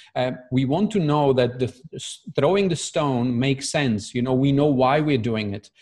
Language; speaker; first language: English; non-native, fluent; Czech